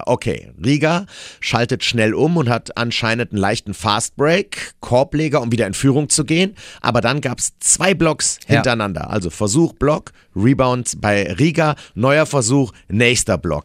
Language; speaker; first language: German; native; German